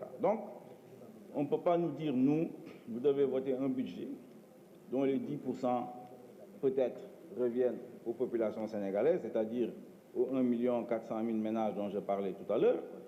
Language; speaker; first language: French; non-native, local second language; Wolof